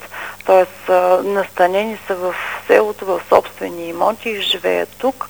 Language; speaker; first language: Bulgarian; native; Bulgarian